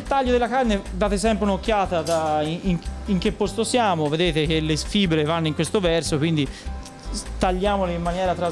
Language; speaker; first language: Italian; native; Italian